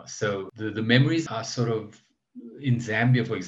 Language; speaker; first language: English; native; English